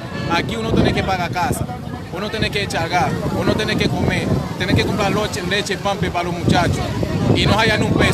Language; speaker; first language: Spanish; non-native, fluent; Haitian Creole